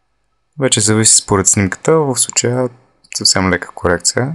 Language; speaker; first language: Bulgarian; native; Bulgarian